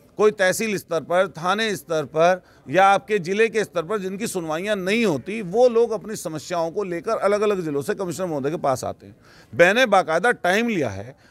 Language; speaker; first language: Hindi; native; Hindi